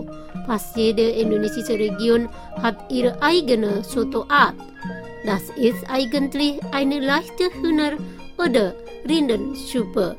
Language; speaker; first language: German; non-native, fluent; Indonesian